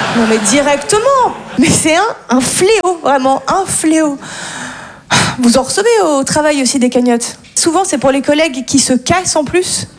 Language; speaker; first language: French; native; French